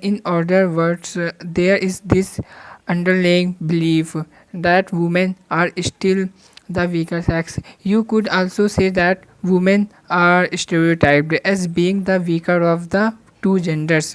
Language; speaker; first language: English; non-native, local second language; Hindi